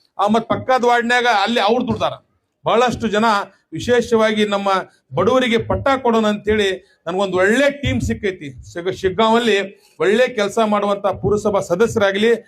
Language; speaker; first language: Kannada; non-native, local second language; Urdu